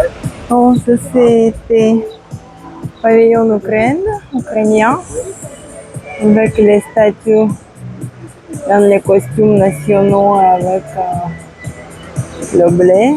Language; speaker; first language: French; non-native, fluent; Russian